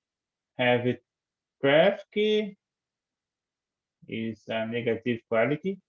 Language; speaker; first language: English; non-native, learner; Portuguese